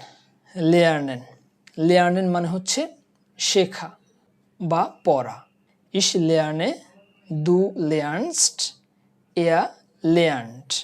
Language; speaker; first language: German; non-native, learner; Bangla